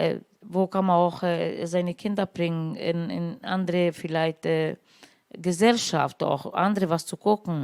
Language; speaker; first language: German; non-native, learner; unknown